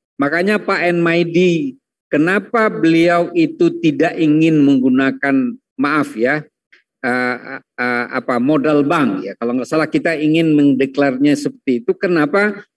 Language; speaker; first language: Indonesian; non-native, local second language; Minangkabau